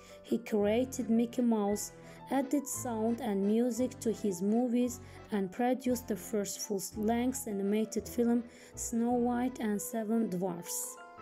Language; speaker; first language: English; non-native, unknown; Azerbaijani